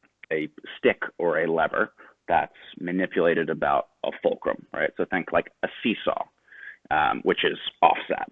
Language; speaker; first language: English; native; English